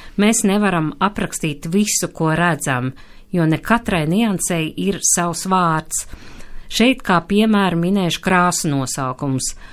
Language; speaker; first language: Latvian; native; Latvian